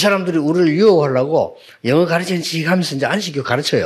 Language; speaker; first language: Korean; native; Korean